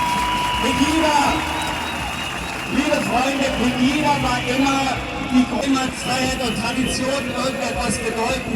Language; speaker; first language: German; native; German